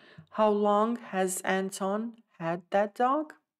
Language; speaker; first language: English; non-native, fluent; Serbian